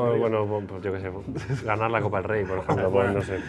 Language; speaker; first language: Spanish; native; Spanish